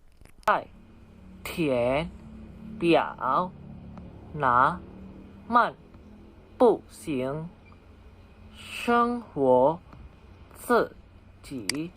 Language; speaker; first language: Chinese; non-native, learner; Indonesian